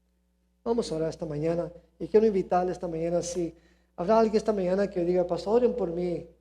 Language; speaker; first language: Spanish; early bilingual, heritage; Spanish